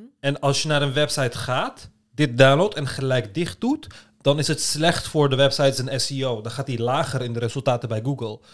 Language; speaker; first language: Dutch; early bilingual, other home language; Turkish